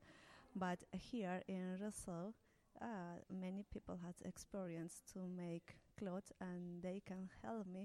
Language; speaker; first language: English; non-native, learner; Spanish